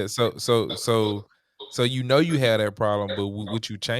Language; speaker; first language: English; native; English